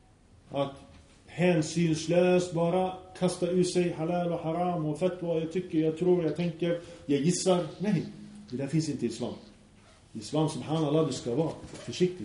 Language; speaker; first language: Swedish; early bilingual, other home language; Arabic